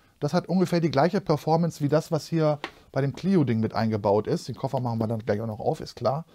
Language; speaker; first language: German; native; German